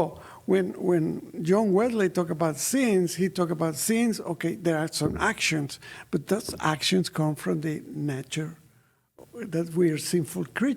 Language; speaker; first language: English; non-native, fluent; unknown